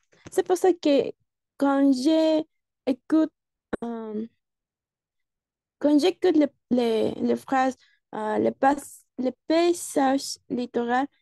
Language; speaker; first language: French; non-native, learner; Spanish